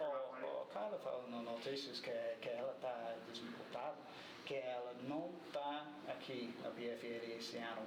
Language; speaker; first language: Portuguese; non-native, learner; English